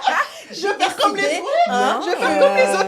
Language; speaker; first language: French; native; French